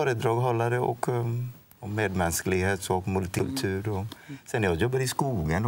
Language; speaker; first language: Swedish; non-native, fluent; Odia